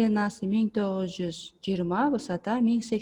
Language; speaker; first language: Russian; non-native, local second language; Kyrgyz